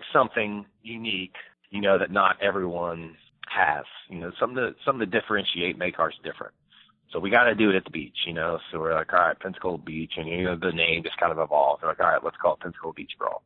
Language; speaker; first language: English; native; English